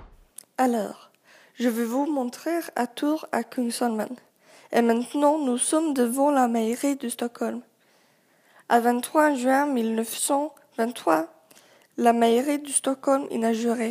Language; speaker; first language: French; non-native, learner; Swedish